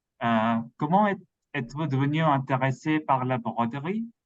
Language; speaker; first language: French; non-native, learner; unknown